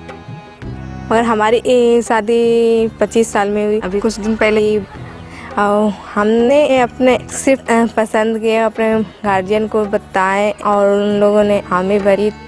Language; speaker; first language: Hindi; non-native, local second language; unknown